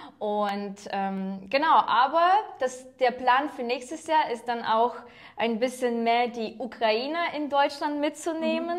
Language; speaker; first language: German; non-native, fluent; Ukrainian